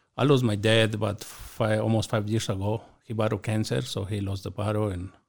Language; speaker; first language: English; non-native, learner; Spanish